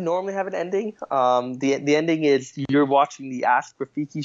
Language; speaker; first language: English; native; English